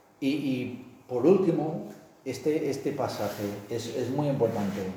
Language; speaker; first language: Spanish; non-native, fluent; English